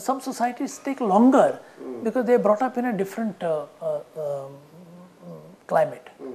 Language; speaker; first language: English; non-native, local second language; Konkani